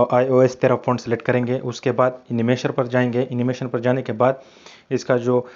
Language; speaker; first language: Urdu; non-native, local second language; Pashto